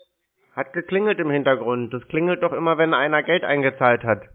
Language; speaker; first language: German; native; German